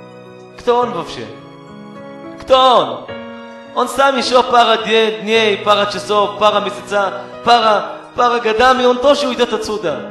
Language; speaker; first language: Russian; non-native, learner; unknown